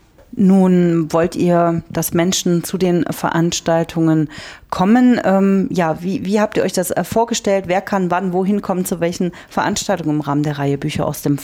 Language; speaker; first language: German; native; German